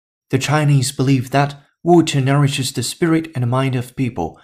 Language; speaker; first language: English; non-native, fluent; Chinese